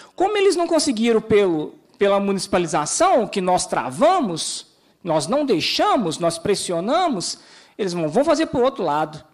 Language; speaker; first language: Portuguese; native; Portuguese